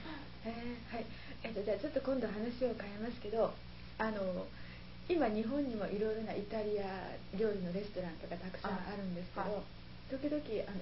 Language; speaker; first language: Japanese; native; Japanese